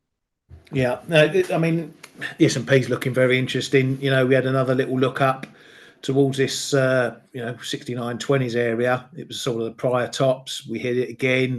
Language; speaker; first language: English; native; English